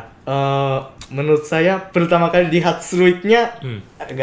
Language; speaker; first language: Indonesian; non-native, fluent; Japanese